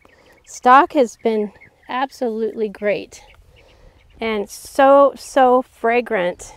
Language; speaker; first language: English; native; English